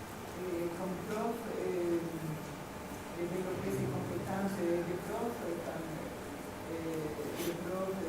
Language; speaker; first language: French; non-native, fluent; Spanish